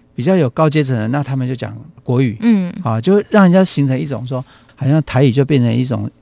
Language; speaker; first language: Chinese; non-native, local second language; Hakka Chinese